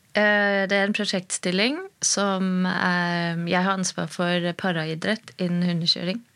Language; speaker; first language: Norwegian; non-native, fluent; German